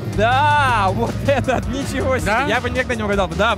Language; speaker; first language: Russian; native; Russian